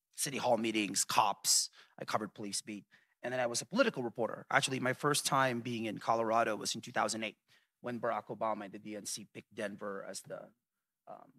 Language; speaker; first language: English; early bilingual, other home language; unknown